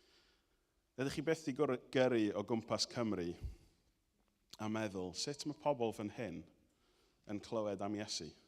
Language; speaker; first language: Welsh; native; Welsh